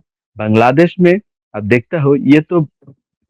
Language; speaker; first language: Hindi; non-native, learner; Bangla